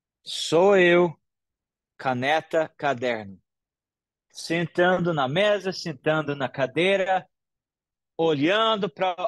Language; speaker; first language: Portuguese; non-native, fluent; English